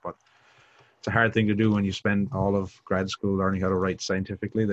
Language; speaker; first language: English; native; English